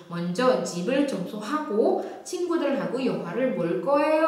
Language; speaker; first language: Korean; non-native, fluent; Indonesian